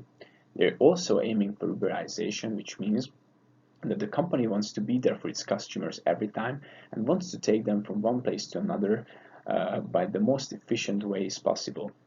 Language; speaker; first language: English; non-native, fluent; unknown